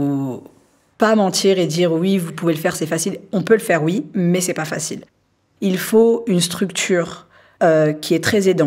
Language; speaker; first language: French; early bilingual, other home language; Arabic